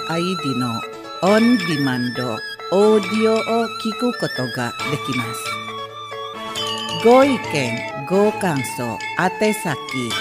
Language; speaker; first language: Japanese; non-native, fluent; Indonesian